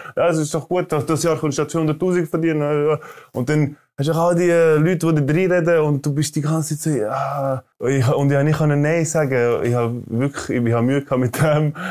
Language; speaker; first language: German; early bilingual, other home language; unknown